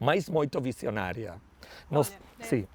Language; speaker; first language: Portuguese; non-native, learner; Spanish